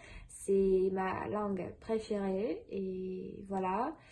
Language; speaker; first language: French; non-native, fluent; Russian